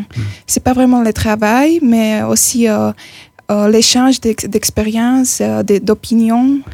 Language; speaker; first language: French; non-native, learner; Slovak